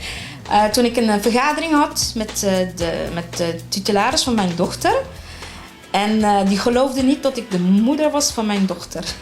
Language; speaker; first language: Dutch; early bilingual, other home language; Arabic